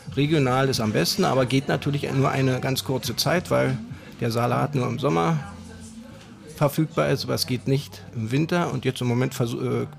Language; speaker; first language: German; native; German